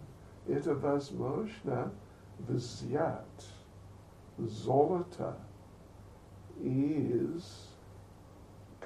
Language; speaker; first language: Russian; non-native, learner; English